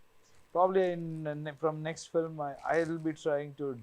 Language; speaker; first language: Telugu; non-native, learner; Kannada